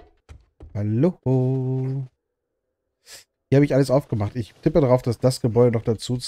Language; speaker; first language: German; native; German